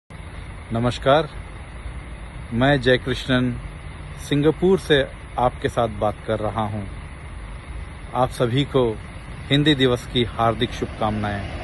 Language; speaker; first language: Hindi; non-native, learner; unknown